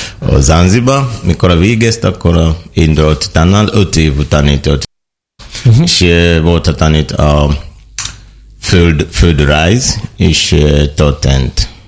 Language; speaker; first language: Hungarian; non-native, learner; Swahili